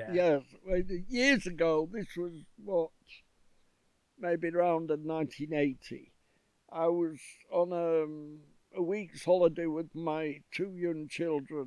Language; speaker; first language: English; native; English